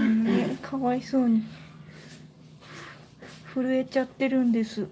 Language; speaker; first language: Japanese; native; Japanese